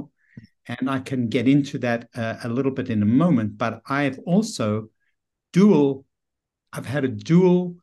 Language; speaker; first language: English; native; English